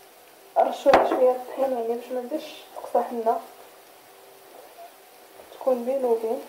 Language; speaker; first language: Arabic; native; Arabic